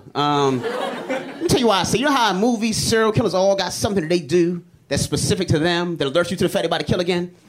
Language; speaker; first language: English; native; English